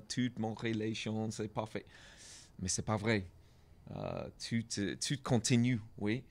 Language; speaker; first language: French; non-native, learner; English